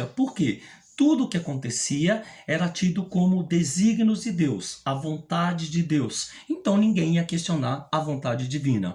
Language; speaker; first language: Portuguese; native; Portuguese